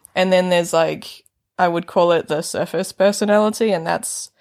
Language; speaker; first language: English; native; English